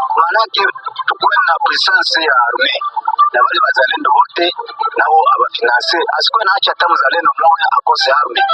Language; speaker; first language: Swahili; native; Swahili